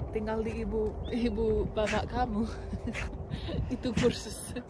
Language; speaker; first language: Indonesian; non-native, learner; English